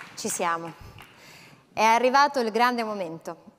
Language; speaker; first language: Italian; native; Italian